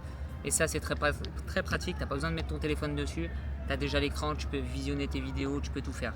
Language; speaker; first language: French; native; French